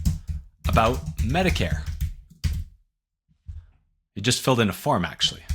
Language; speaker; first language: English; native; English